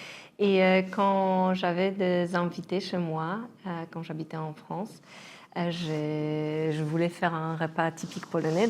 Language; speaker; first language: French; non-native, fluent; Polish